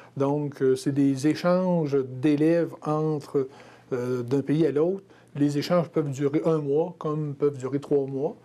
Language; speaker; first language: French; native; French